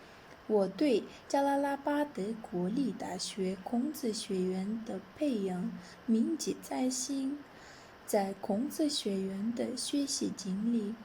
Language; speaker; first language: Chinese; non-native, learner; Kyrgyz